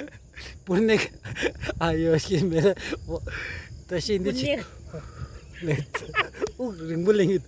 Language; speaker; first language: Hindi; non-native, local second language; Tibetan